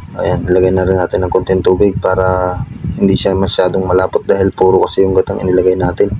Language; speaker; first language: Filipino; non-native, local second language; Bikol